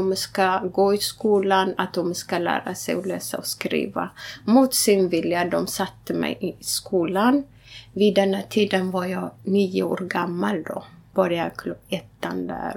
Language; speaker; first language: Swedish; non-native, fluent; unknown